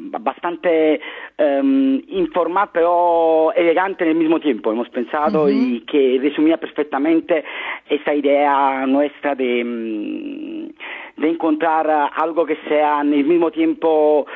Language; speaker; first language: Spanish; non-native, fluent; Italian